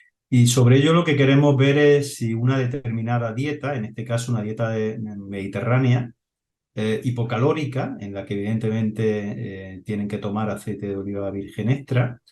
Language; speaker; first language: Spanish; native; Spanish